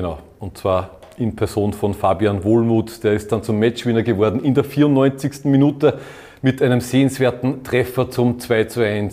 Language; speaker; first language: German; native; German